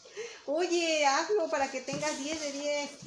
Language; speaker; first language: Spanish; native; Spanish